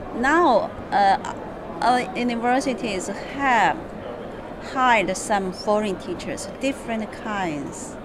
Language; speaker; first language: English; non-native, learner; Chinese